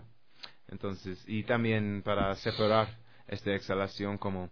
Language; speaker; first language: Spanish; non-native, learner; English